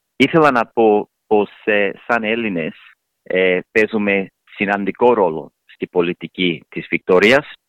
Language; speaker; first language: Greek; early bilingual, other home language; English